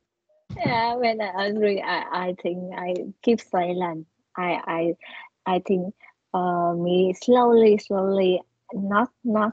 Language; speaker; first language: English; non-native, learner; Vietnamese